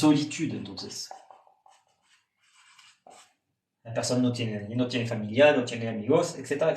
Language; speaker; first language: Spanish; non-native, fluent; French